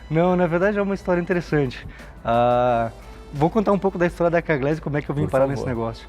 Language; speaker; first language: Portuguese; native; Portuguese